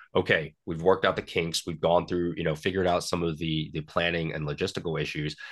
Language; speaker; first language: English; native; English